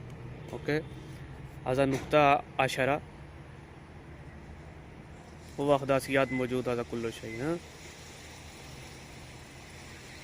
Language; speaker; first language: Arabic; non-native, learner; Urdu